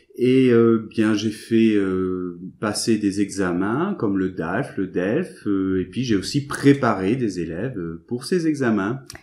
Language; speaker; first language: French; native; French